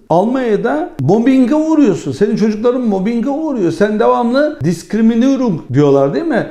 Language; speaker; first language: Turkish; early bilingual, heritage; Turkish